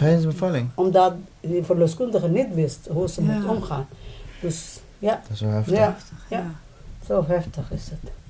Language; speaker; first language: Dutch; non-native, learner; Somali